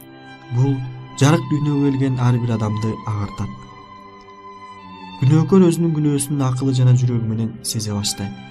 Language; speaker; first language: Kyrgyz; native; Kyrgyz